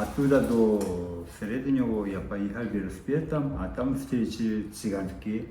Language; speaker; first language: Ukrainian; non-native, learner; Korean